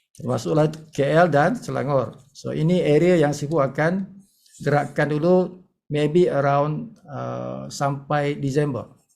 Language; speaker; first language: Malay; native; Malay